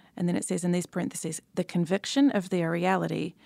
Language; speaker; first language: English; native; English